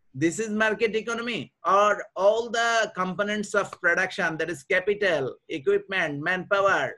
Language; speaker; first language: English; non-native, local second language; Bangla